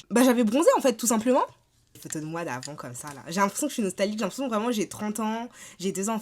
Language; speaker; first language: French; native; French